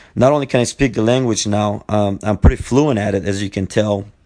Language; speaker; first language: English; non-native, fluent; Bulgarian